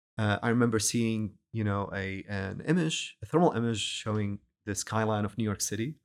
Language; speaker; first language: English; non-native, fluent; Arabic